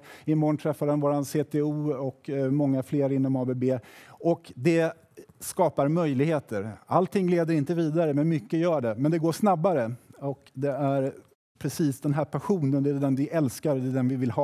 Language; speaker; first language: Swedish; native; Swedish